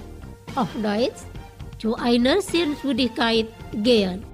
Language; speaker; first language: German; non-native, fluent; Indonesian